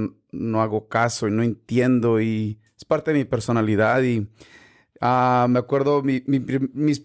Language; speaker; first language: Spanish; early bilingual, heritage; Spanish